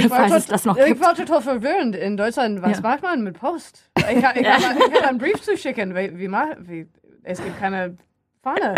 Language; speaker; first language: German; non-native, learner; English